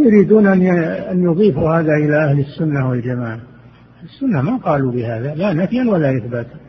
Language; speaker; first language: Arabic; native; Arabic